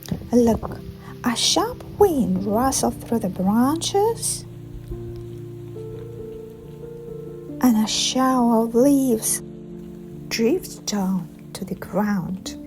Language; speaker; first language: English; non-native, fluent; Ukrainian